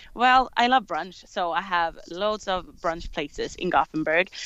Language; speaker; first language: English; non-native, fluent; Swedish